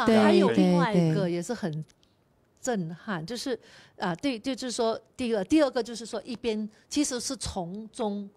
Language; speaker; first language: Chinese; native; Chinese